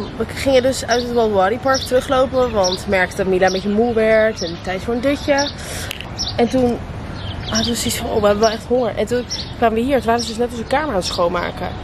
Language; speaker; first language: Dutch; early bilingual, other home language; Russian